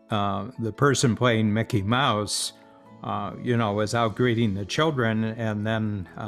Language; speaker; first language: English; native; English